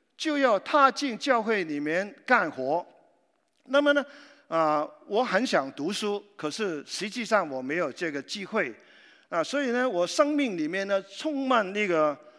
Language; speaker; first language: Chinese; non-native, local second language; Cantonese